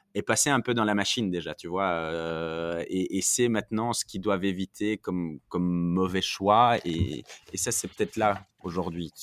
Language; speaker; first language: French; native; French